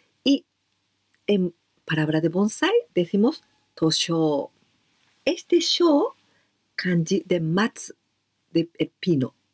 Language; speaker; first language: Spanish; non-native, learner; Japanese